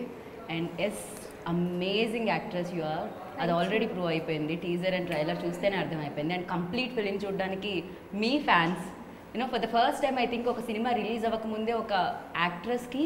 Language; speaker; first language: Telugu; native; Telugu